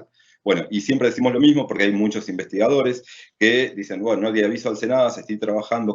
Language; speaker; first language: Spanish; native; Spanish